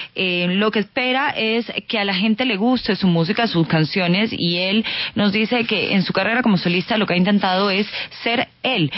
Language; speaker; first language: Spanish; native; Spanish